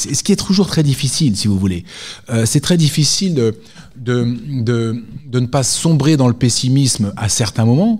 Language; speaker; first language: French; native; French